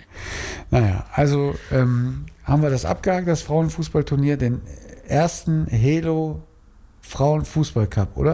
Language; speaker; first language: German; native; German